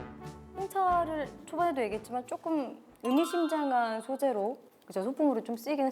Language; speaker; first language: Korean; native; Korean